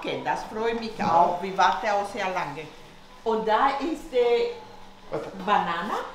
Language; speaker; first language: German; non-native, learner; Spanish